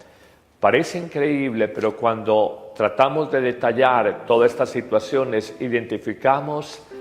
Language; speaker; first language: Spanish; native; Spanish